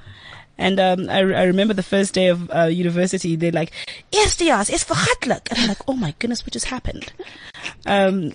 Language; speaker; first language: English; non-native, local second language; Zulu